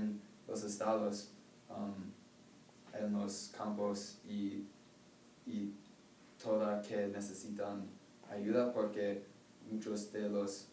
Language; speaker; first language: Spanish; non-native, learner; English